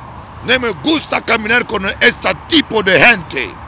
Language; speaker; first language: Spanish; non-native, learner; Lingala